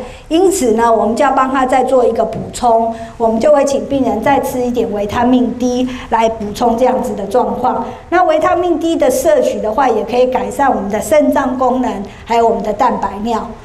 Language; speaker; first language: Chinese; native; Chinese